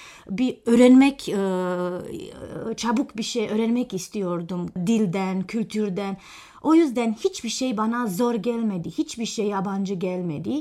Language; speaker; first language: Turkish; non-native, fluent; Romanian